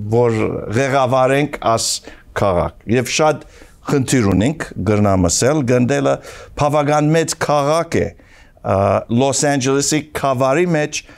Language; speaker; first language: Armenian; early bilingual, heritage; Armenian